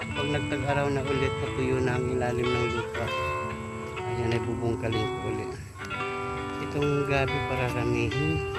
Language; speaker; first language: Filipino; non-native, local second language; Waray